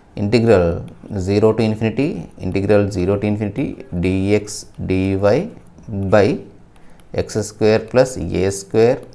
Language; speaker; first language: English; non-native, local second language; Telugu